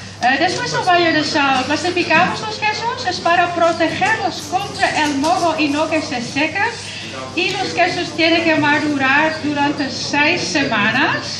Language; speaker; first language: Spanish; non-native, fluent; Dutch